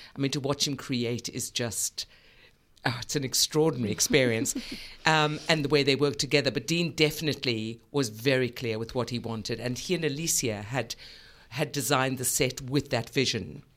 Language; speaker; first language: English; native; English